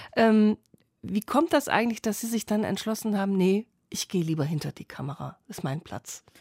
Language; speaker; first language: German; native; German